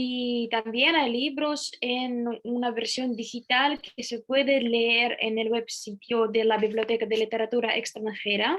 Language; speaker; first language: Spanish; non-native, fluent; Russian